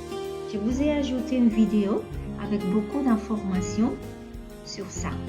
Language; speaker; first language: French; non-native, fluent; Catalan